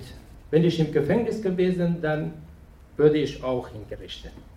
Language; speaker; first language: German; non-native, fluent; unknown